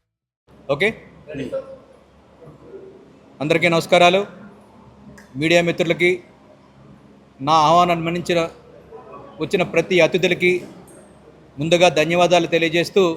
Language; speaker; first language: Telugu; native; Telugu